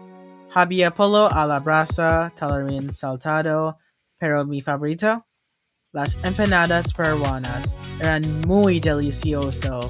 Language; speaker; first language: Spanish; non-native, learner; English